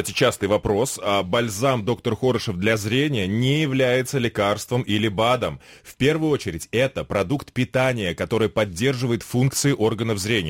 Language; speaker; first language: Russian; native; Russian